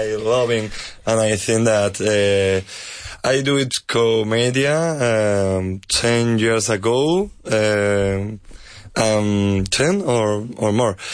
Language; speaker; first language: English; non-native, learner; Spanish